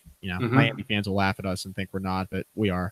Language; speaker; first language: English; native; English